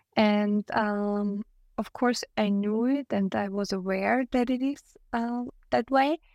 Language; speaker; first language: English; non-native, fluent; German